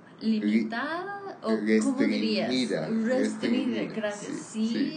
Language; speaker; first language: Spanish; non-native, fluent; English